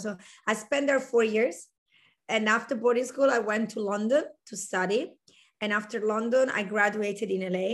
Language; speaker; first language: English; non-native, fluent; Italian